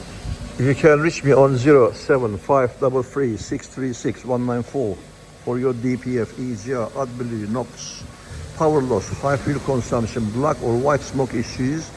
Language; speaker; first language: English; non-native, fluent; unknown